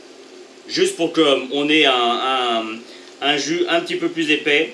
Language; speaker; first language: French; native; French